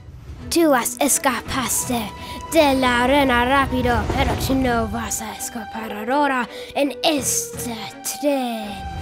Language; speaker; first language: Spanish; non-native, learner; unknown